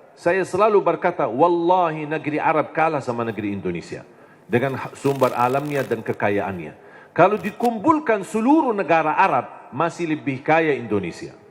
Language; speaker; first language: Indonesian; non-native, fluent; Arabic